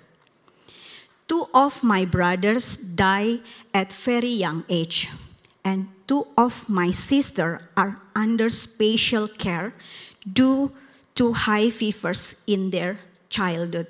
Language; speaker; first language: English; non-native, learner; Indonesian